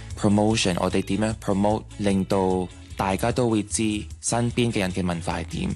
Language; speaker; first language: Cantonese; non-native, local second language; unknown